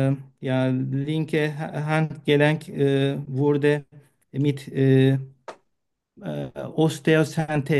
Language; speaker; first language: German; non-native, learner; Turkish